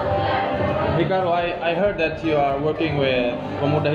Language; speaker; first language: English; non-native, fluent; Indonesian